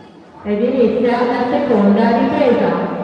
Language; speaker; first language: Italian; native; Italian